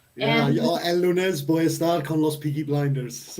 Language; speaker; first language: Spanish; non-native, fluent; English